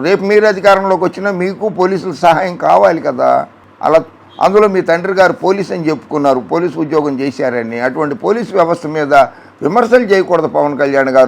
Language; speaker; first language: Telugu; native; Telugu